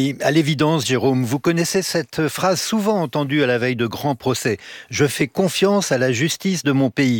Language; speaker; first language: French; native; French